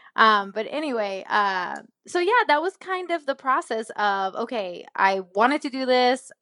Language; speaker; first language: English; non-native, fluent; Spanish